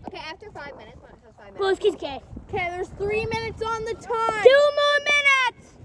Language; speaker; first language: English; native; English